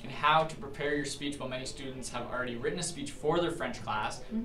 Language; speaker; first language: English; native; English